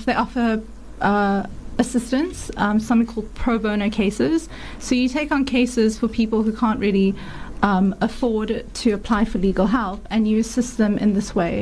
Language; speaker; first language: English; native; English